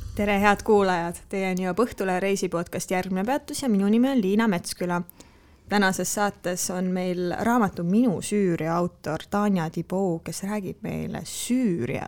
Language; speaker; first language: Estonian; native; Estonian